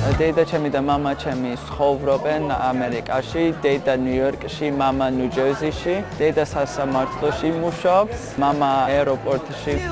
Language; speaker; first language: Georgian; non-native, fluent; English